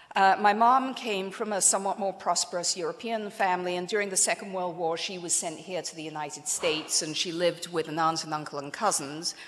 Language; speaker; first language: English; native; English